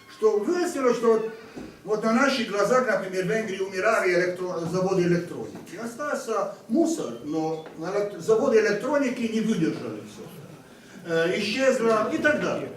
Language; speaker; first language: Russian; non-native, fluent; Hungarian